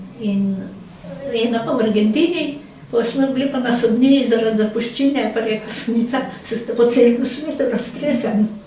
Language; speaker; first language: Slovenian; native; Slovenian